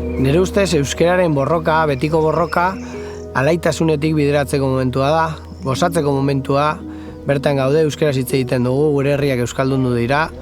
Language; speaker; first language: Basque; native; Basque